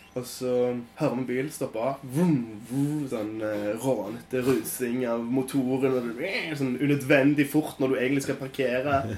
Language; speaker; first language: Norwegian; early bilingual, other home language; Polish